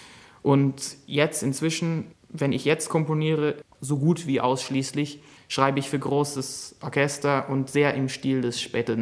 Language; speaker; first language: German; non-native, local second language; English